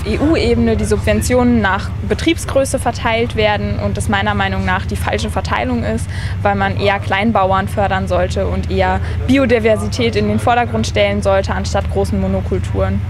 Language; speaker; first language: German; native; German